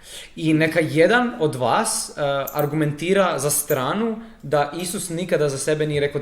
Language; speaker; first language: Croatian; native; Croatian